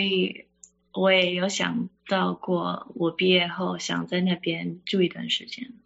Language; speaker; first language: Chinese; early bilingual, heritage; Chinese